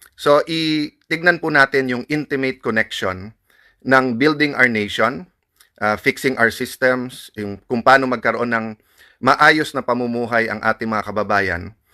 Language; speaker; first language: Filipino; native; Filipino